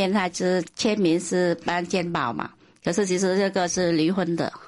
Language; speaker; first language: Chinese; non-native, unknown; Vietnamese